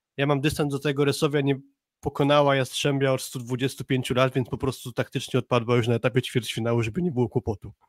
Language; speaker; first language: Polish; native; Polish